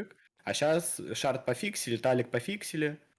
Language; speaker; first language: Russian; native; Russian